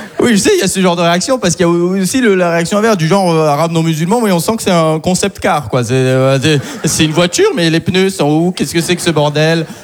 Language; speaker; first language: French; early bilingual, other home language; Arabic